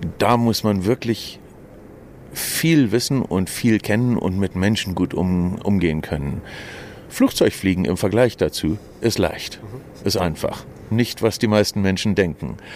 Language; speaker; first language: German; native; German